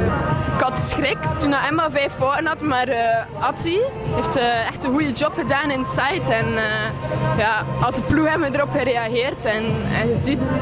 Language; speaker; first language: Dutch; native; Dutch